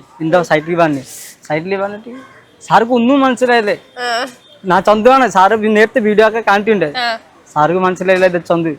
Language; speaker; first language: Malayalam; non-native, local second language; Odia